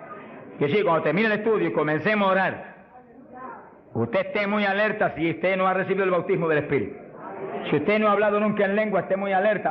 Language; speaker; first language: Spanish; native; Spanish